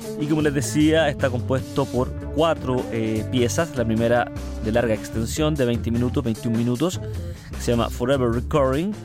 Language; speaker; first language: Spanish; native; Spanish